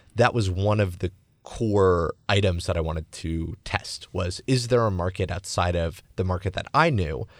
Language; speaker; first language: English; native; English